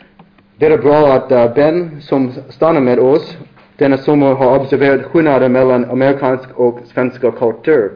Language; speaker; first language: Swedish; non-native, learner; English